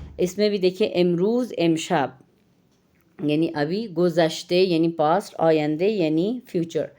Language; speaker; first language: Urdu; non-native, fluent; Persian